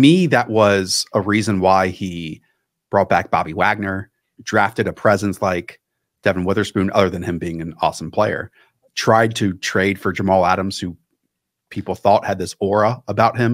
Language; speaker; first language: English; native; English